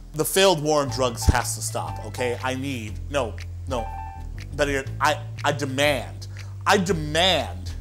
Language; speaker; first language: English; native; English